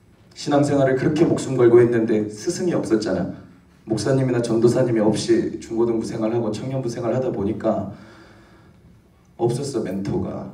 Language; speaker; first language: Korean; native; Korean